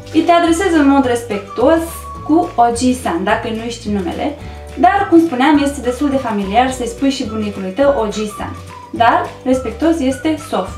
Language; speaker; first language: Romanian; native; Romanian